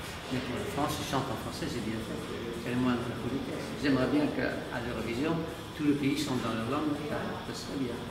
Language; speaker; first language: French; non-native, fluent; Dutch